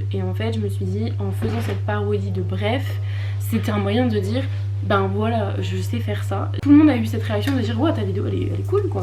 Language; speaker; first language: French; native; French